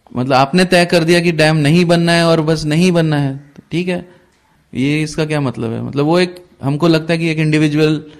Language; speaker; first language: Hindi; native; Hindi